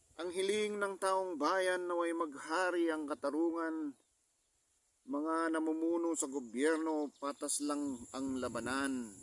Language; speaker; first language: Filipino; non-native, local second language; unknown